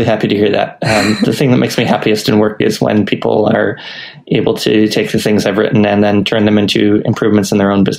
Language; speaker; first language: English; native; English